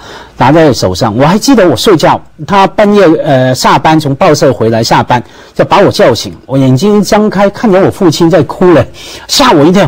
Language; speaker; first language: Chinese; non-native, local second language; Cantonese